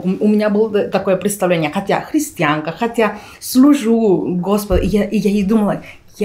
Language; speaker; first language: Russian; non-native, fluent; Spanish